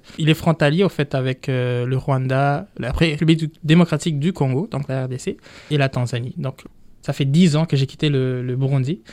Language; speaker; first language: French; non-native, local second language; Rundi